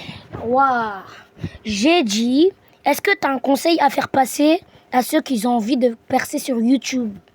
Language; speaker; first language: French; native; French